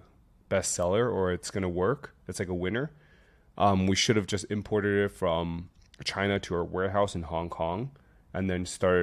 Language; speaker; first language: English; native; English